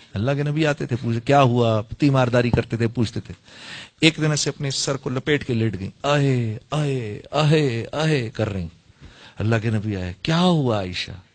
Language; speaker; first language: Urdu; native; Urdu